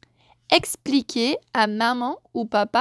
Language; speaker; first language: French; non-native, fluent; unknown